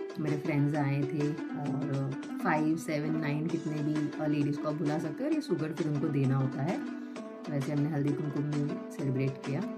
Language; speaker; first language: Hindi; non-native, local second language; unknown